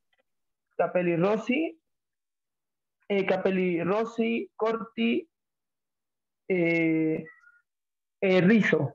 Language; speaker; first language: Italian; non-native, learner; Spanish